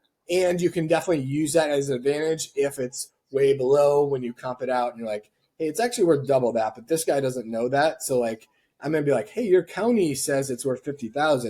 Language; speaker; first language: English; native; English